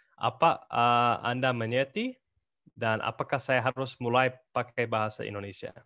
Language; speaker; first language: Indonesian; non-native, fluent; English